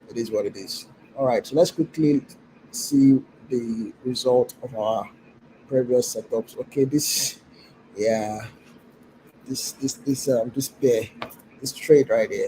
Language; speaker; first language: English; non-native, local second language; Yoruba